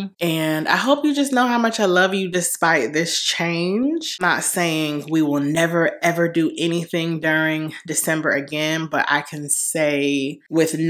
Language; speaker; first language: English; native; English